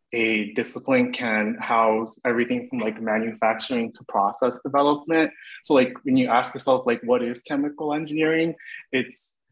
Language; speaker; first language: English; native; English